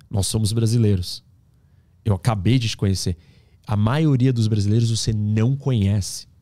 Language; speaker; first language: Portuguese; native; Portuguese